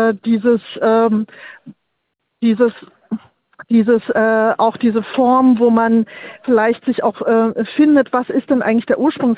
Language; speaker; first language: German; native; German